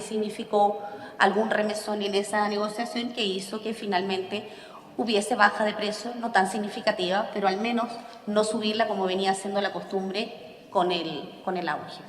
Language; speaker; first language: Spanish; native; Spanish